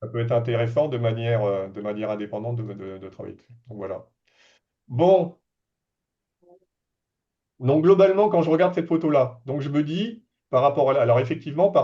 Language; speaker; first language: French; native; French